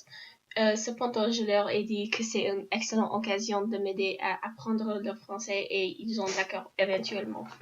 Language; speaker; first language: French; non-native, learner; English